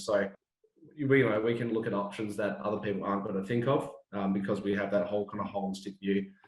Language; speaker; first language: English; native; English